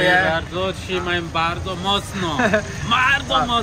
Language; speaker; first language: Polish; non-native, learner; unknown